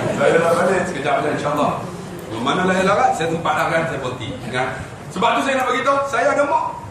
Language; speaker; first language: Malay; native; Malay